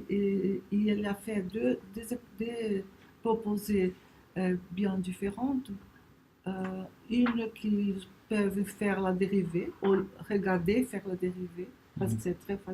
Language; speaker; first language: French; non-native, learner; Portuguese